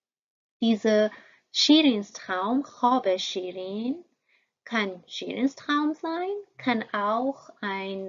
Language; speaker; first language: German; non-native, fluent; Persian